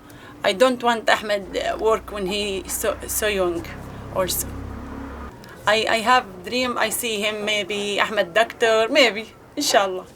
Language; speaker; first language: English; non-native, learner; Arabic